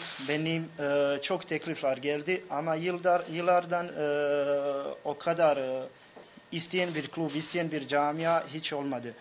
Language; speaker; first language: Turkish; non-native, fluent; Bosnian